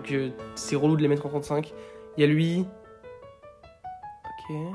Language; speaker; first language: French; native; French